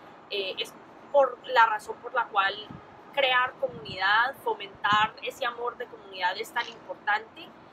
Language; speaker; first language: Spanish; early bilingual, heritage; Spanish